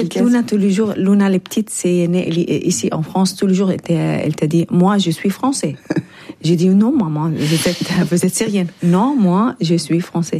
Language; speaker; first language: French; non-native, learner; Arabic